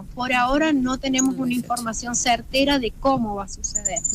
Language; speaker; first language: Spanish; native; Spanish